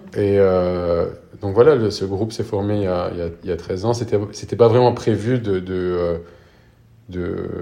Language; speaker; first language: French; non-native, local second language; Arabic